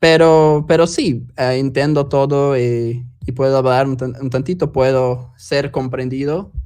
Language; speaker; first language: Spanish; non-native, learner; Portuguese